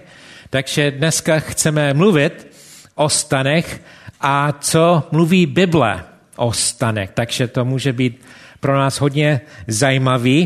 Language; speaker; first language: Czech; non-native, fluent; English